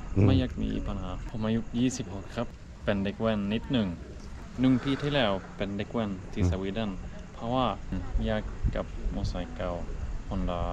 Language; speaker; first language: Thai; non-native, learner; Swedish